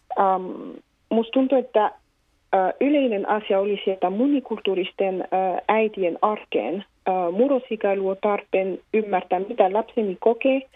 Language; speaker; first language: Finnish; non-native, fluent; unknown